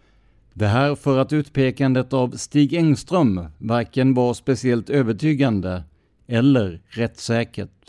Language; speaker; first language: Swedish; native; Swedish